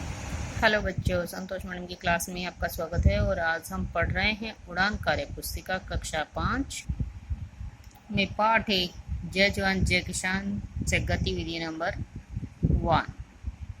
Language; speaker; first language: Hindi; native; Hindi